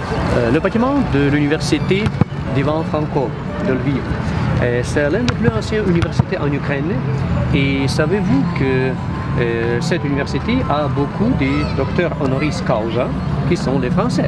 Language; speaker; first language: French; non-native, fluent; Ukrainian